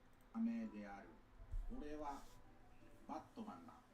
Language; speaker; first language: Japanese; native; Japanese